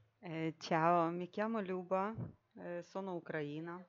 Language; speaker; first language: Italian; non-native, learner; Ukrainian